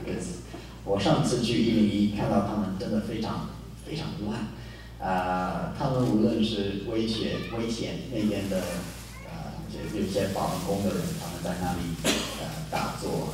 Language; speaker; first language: Chinese; non-native, fluent; English